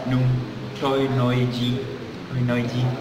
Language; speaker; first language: Vietnamese; non-native, learner; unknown